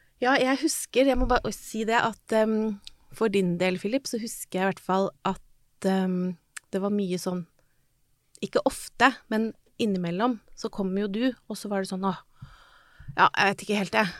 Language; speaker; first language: Norwegian; native; Norwegian